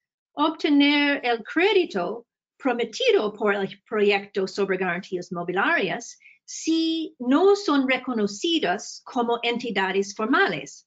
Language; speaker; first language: Spanish; non-native, fluent; English